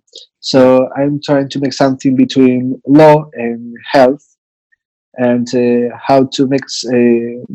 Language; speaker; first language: English; non-native, fluent; Spanish